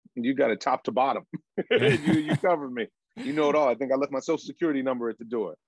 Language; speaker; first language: English; native; English